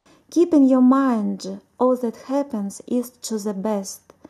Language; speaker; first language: English; non-native, fluent; Russian